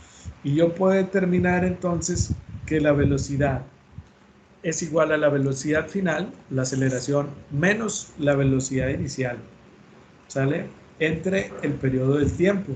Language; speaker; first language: Spanish; native; Spanish